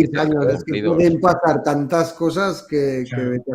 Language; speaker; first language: Spanish; native; Spanish